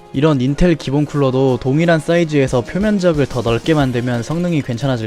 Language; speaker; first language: Korean; native; Korean